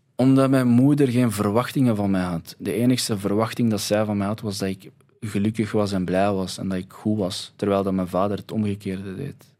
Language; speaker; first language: Dutch; early bilingual, other home language; Arabic